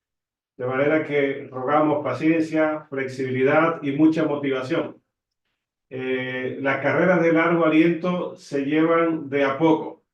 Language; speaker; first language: Spanish; native; Spanish